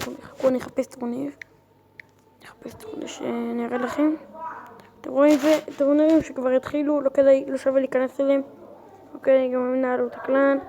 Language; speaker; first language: Hebrew; native; Hebrew